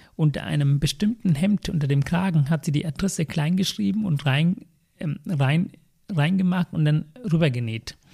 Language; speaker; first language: German; non-native, fluent; Tamil